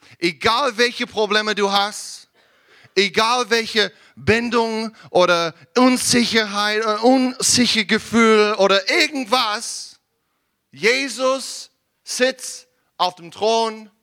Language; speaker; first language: German; non-native, learner; English